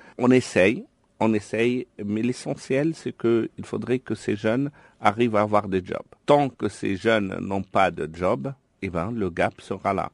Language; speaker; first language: French; non-native, local second language; Arabic